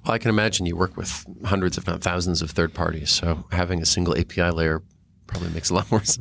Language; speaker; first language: English; native; English